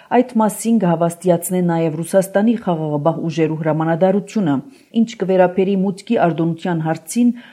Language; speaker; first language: Armenian; early bilingual, heritage; Armenian